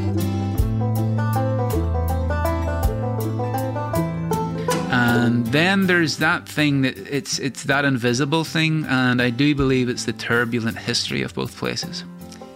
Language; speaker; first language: English; native; English